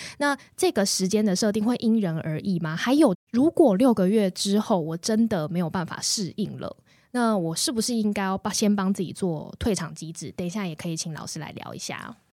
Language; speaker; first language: Chinese; native; Chinese